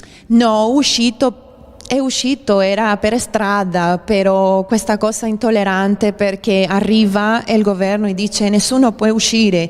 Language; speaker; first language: Italian; non-native, fluent; Spanish